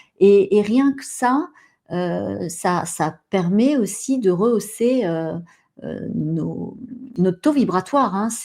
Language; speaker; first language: French; native; French